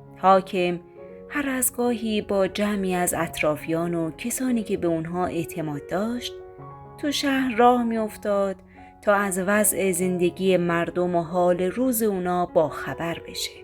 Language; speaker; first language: Persian; native; Persian